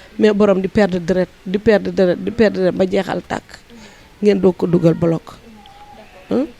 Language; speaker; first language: Wolof; native; Wolof